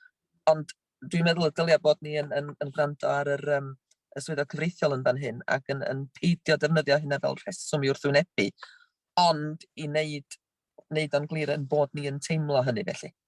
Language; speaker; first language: Welsh; native; Welsh